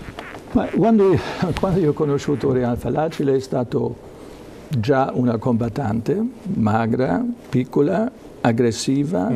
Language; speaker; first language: Italian; non-native, learner; German